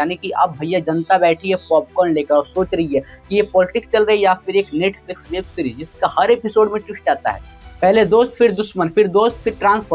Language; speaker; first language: Hindi; native; Hindi